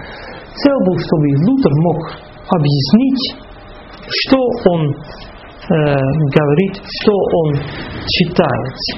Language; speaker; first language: Russian; non-native, fluent; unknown